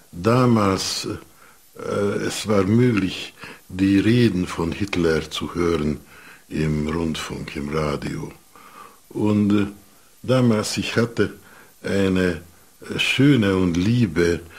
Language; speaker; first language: German; non-native, fluent; Hungarian